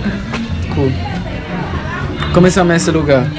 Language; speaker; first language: Spanish; non-native, learner; English